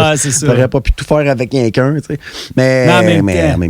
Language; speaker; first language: French; native; French